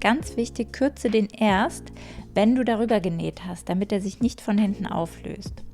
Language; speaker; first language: German; native; German